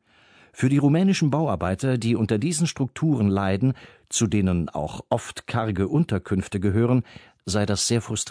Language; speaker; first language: German; native; German